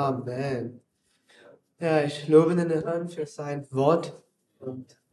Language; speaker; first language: German; non-native, learner; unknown